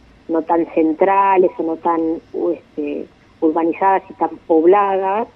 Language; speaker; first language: Spanish; native; Spanish